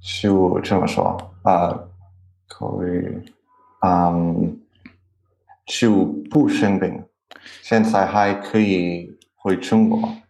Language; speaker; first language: Chinese; non-native, learner; German